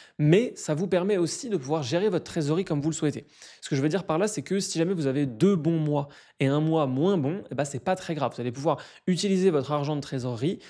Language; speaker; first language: French; native; French